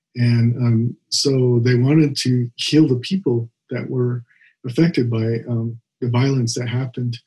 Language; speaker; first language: English; native; English